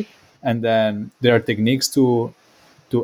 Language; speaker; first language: English; non-native, fluent; Spanish